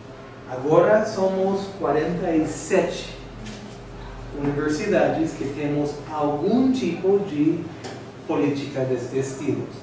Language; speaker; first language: Portuguese; non-native, fluent; English